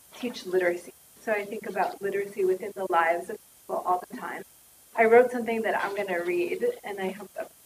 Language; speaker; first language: English; native; English